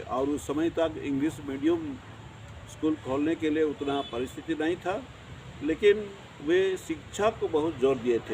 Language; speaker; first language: Hindi; non-native, local second language; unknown